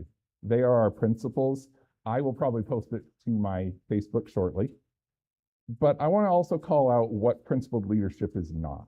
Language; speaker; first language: English; native; English